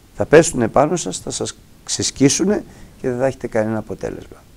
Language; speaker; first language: Greek; native; Greek